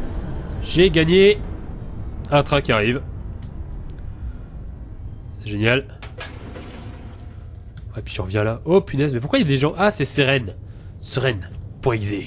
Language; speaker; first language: French; native; French